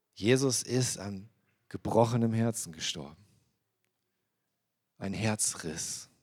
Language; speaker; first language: German; native; German